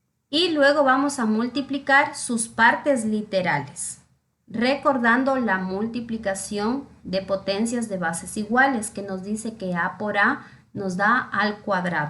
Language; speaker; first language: Spanish; native; Spanish